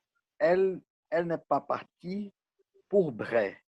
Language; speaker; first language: French; non-native, learner; Portuguese